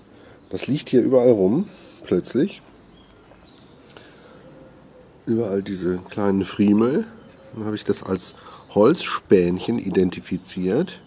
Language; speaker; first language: German; native; German